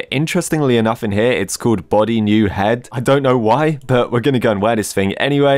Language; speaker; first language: English; native; English